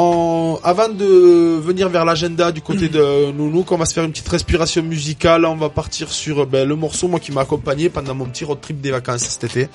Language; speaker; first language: French; native; French